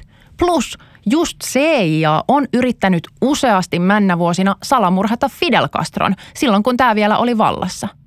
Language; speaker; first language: Finnish; native; Finnish